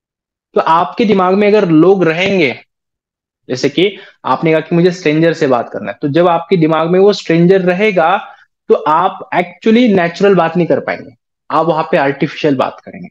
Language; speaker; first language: Hindi; native; Hindi